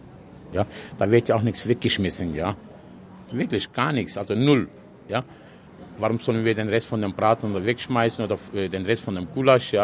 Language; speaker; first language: German; early bilingual, other home language; Turkish